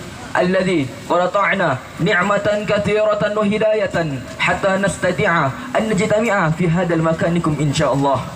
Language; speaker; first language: Arabic; non-native, learner; Indonesian